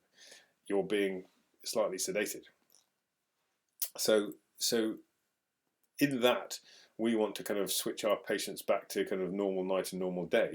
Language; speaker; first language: English; native; English